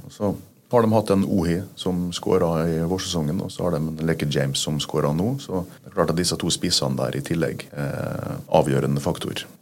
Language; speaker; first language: Norwegian; native; Norwegian